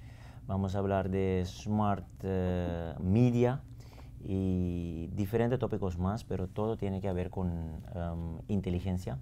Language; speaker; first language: Spanish; non-native, fluent; Papiamento